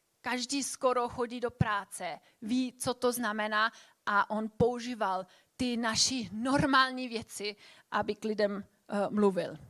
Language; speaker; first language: Czech; non-native, fluent; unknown